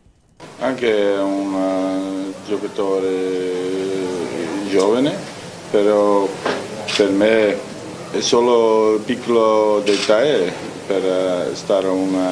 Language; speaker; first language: Italian; non-native, learner; Dutch